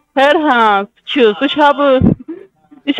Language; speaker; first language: German; non-native, learner; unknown